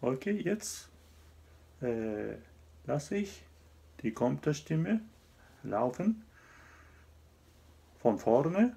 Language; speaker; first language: German; non-native, fluent; Japanese